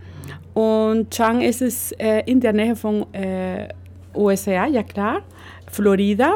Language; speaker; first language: German; non-native, learner; Spanish